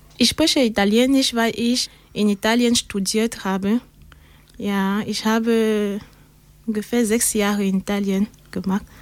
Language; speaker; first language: German; non-native, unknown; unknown